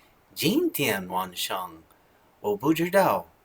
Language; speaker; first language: Chinese; non-native, learner; English